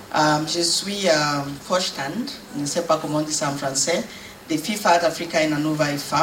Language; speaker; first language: French; non-native, learner; English